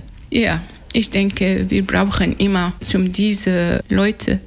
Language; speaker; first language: German; non-native, learner; Arabic